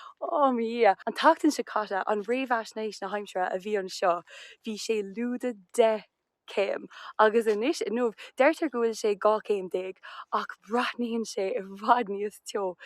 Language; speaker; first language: Irish; non-native, local second language; English